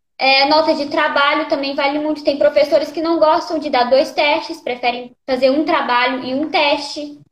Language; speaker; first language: Portuguese; native; Portuguese